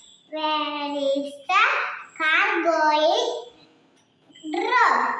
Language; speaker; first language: English; non-native, learner; Malayalam